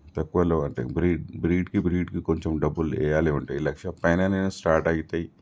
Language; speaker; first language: Telugu; non-native, local second language; Urdu